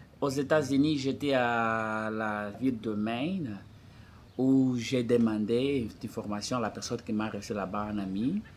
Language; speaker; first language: French; non-native, fluent; Portuguese